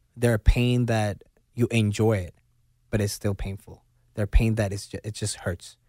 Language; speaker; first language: English; non-native, local second language; Cantonese